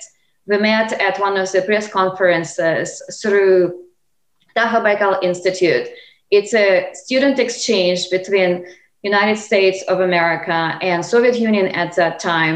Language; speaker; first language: English; non-native, fluent; Russian